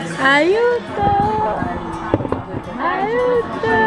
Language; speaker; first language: Italian; non-native, learner; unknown